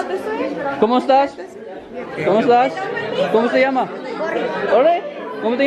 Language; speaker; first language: Spanish; non-native, learner; English